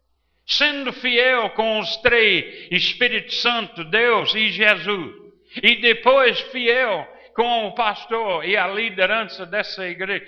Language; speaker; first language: Portuguese; non-native, fluent; English